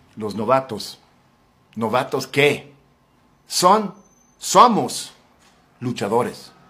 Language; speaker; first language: Spanish; non-native, fluent; English